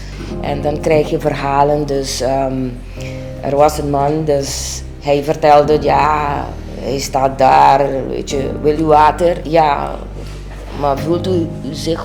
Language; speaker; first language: Dutch; non-native, local second language; Papiamento